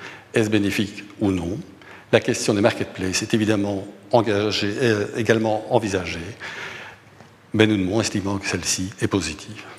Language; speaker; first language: French; native; French